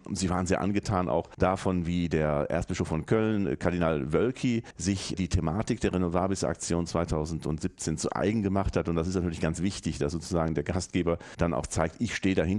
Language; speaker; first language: German; native; German